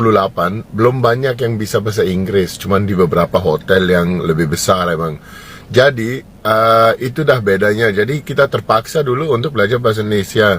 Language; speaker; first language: Indonesian; non-native, fluent; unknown